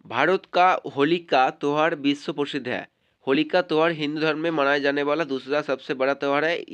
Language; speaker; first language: Hindi; non-native, local second language; Bangla